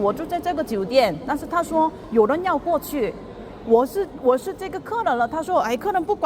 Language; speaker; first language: Chinese; non-native, fluent; Korean